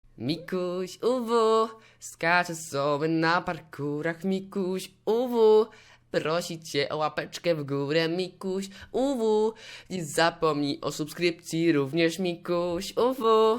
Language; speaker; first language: Polish; native; Polish